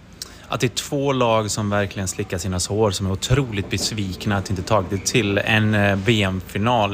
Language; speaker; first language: Swedish; native; Swedish